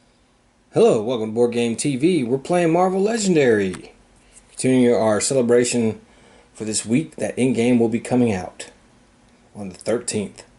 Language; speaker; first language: English; native; English